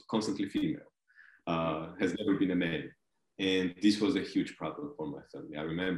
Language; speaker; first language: English; non-native, fluent; Georgian